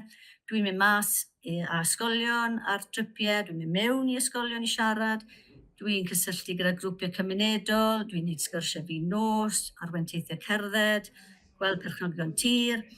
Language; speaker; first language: Welsh; native; Welsh